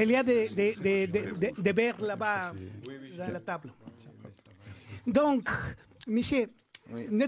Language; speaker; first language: French; non-native, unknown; Spanish